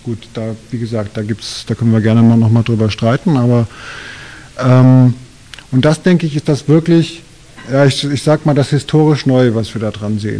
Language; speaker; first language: German; native; German